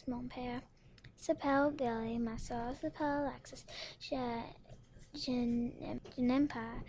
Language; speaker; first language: French; non-native, learner; English